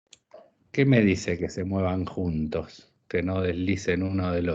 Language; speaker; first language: Spanish; native; Spanish